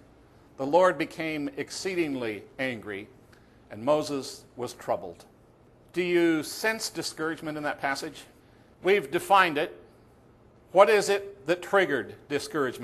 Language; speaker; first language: English; native; English